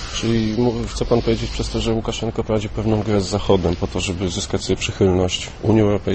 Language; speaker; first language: Polish; native; Polish